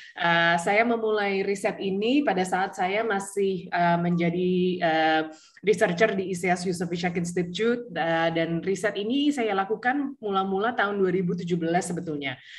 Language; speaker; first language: Indonesian; early bilingual, heritage; Indonesian